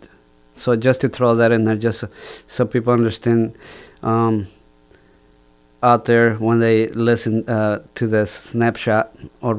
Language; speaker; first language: English; non-native, fluent; Spanish